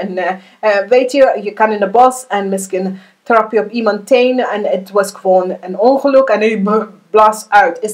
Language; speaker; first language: Dutch; non-native, learner; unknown